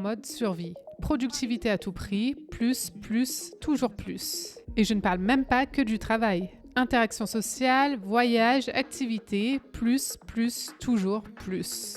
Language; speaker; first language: French; native; French